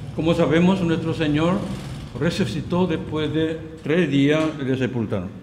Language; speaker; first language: Spanish; non-native, learner; Korean